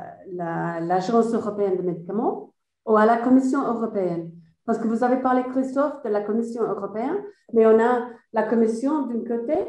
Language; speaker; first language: French; non-native, fluent; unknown